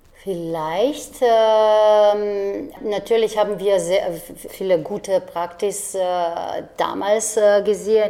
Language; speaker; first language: German; non-native, fluent; Slovenian